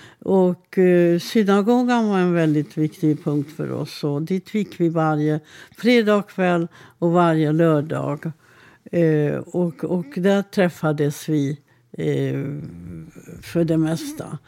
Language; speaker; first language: Swedish; non-native, fluent; Hungarian